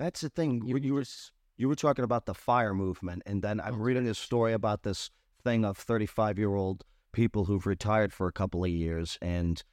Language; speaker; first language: English; native; English